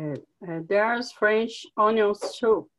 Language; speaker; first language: English; non-native, learner; Portuguese